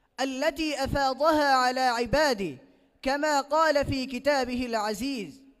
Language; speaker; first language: Arabic; non-native, learner; Bangla